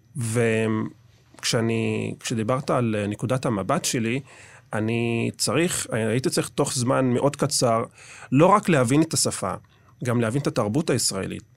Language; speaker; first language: Hebrew; non-native, local second language; Arabic